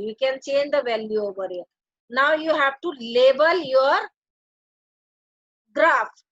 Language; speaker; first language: English; non-native, local second language; Hindi